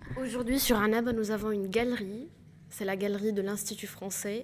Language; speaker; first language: French; non-native, local second language; Arabic